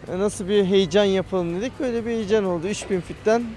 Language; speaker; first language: Turkish; native; Turkish